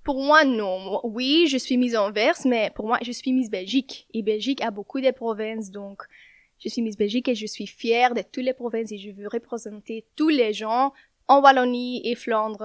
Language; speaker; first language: French; non-native, learner; Dutch